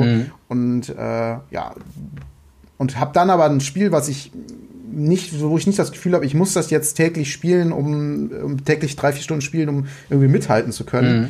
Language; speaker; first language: German; native; German